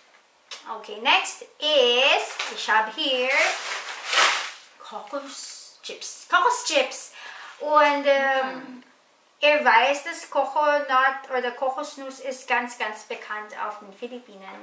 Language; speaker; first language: German; non-native, learner; Filipino